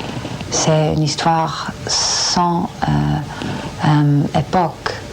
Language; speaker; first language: French; non-native, fluent; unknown